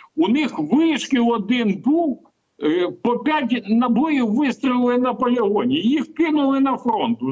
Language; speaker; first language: Ukrainian; native; Ukrainian